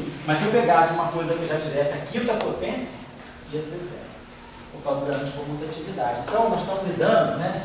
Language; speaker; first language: Portuguese; native; Portuguese